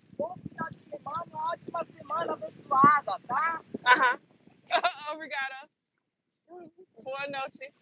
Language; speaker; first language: Portuguese; non-native, learner; English